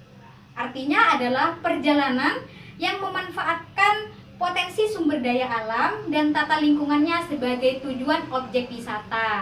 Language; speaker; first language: Indonesian; native; Indonesian